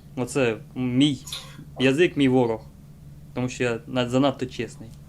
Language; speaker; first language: Ukrainian; non-native, local second language; Russian